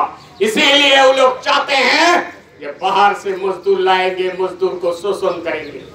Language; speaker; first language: Hindi; non-native, local second language; Bangla